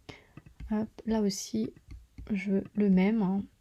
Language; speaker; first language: French; native; French